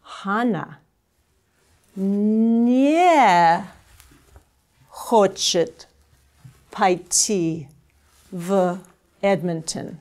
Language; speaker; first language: Russian; non-native, fluent; English